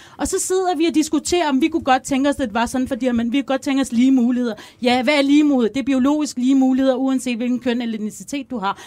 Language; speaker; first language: Danish; early bilingual, other home language; Persian